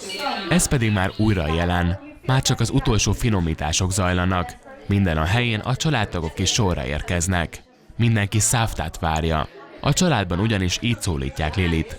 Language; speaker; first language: Hungarian; native; Hungarian